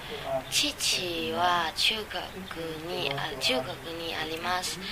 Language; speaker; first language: Japanese; non-native, learner; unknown